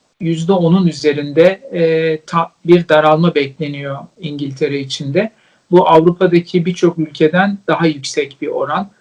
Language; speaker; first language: Turkish; native; Turkish